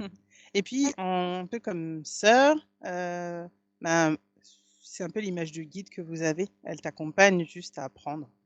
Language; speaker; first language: French; native; French